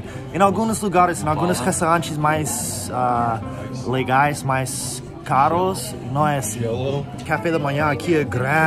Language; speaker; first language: Portuguese; non-native, learner; English